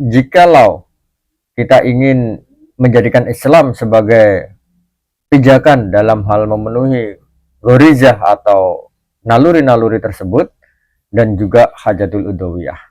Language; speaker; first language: Indonesian; native; Indonesian